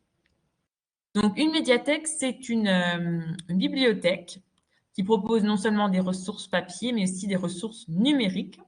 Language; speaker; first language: French; native; French